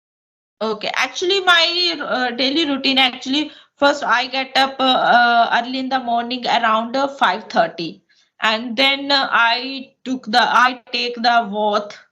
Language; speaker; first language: English; non-native, local second language; Hindi